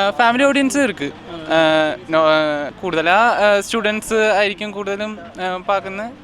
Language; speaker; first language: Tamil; non-native, learner; Malayalam